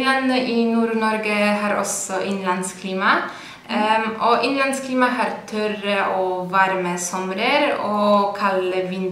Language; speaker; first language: Norwegian; non-native, fluent; Polish